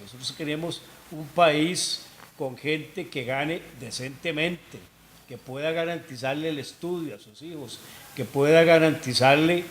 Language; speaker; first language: Spanish; native; Spanish